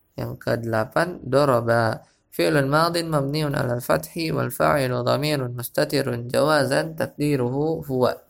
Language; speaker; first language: Arabic; non-native, fluent; Indonesian